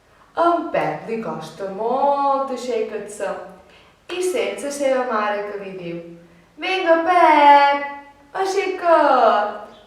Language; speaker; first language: Catalan; native; Catalan